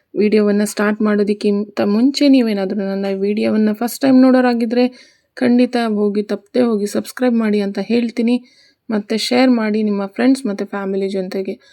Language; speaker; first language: Kannada; non-native, local second language; Konkani